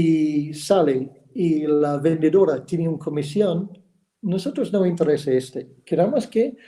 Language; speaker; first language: Spanish; non-native, fluent; English